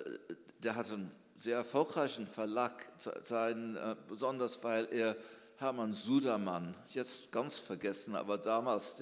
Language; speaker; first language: German; early bilingual, heritage; German